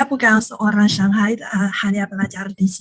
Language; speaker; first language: Indonesian; non-native, learner; Chinese